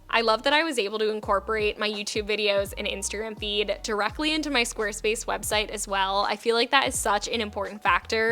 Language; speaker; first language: English; native; English